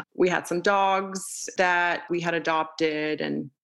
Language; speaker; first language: English; early bilingual, other home language; Romanian